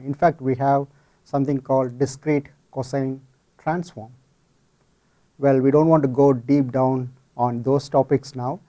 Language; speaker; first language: English; non-native, fluent; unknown